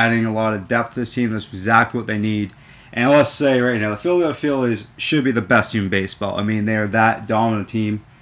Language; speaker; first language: English; native; English